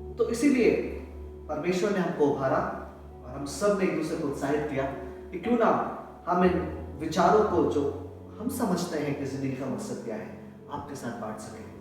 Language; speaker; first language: Hindi; native; Hindi